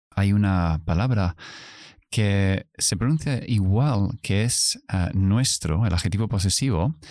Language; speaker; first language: Spanish; non-native, fluent; English